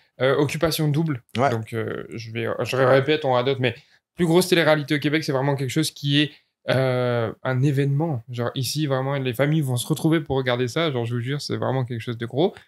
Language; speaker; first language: French; native; French